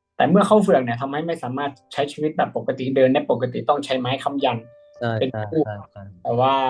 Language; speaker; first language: Thai; native; Thai